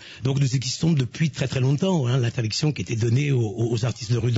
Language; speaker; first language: French; native; French